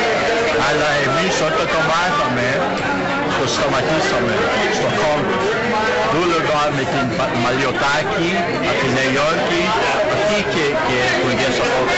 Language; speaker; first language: Greek; early bilingual, heritage; English